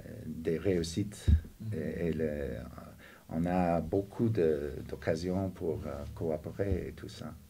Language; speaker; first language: French; non-native, fluent; English